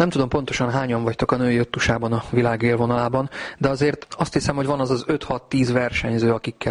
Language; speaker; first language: Hungarian; native; Hungarian